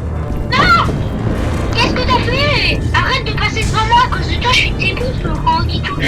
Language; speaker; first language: French; native; French